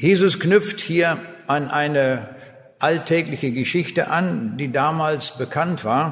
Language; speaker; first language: German; native; German